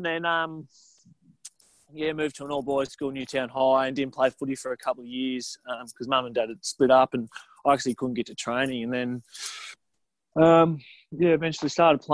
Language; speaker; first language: English; native; English